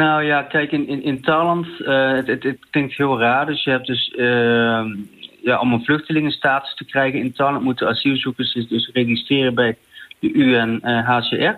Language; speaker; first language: Dutch; native; Dutch